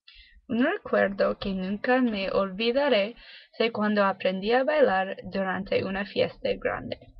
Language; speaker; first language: Spanish; non-native, learner; English